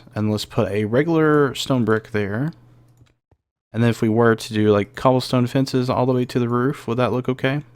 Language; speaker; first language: English; native; English